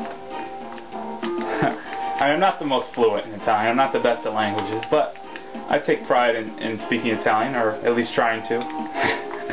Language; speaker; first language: English; native; English